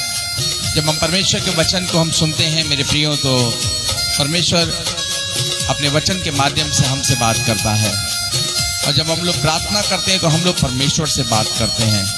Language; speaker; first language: Hindi; native; Hindi